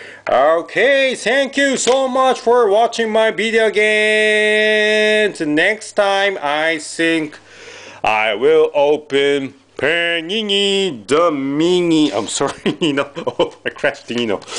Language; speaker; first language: English; non-native, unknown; Japanese